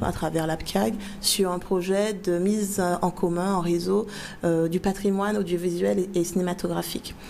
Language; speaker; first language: French; native; French